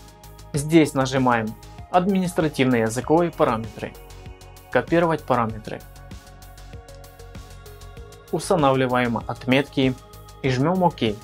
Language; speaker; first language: Russian; native; Russian